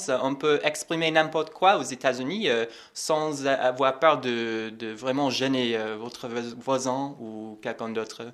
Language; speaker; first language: French; non-native, fluent; English